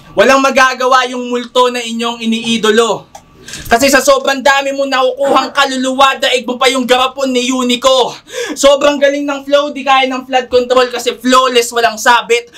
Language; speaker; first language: Filipino; native; Filipino